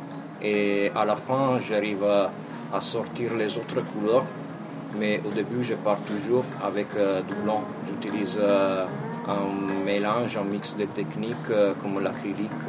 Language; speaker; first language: French; non-native, fluent; Italian